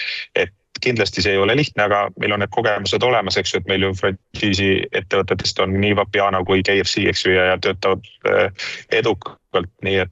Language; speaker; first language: Estonian; native; Estonian